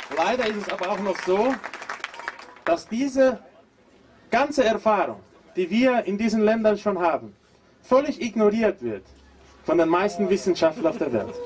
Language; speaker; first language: German; non-native, fluent; Portuguese